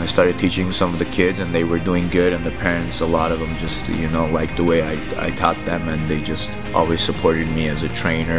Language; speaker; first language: English; early bilingual, other home language; Armenian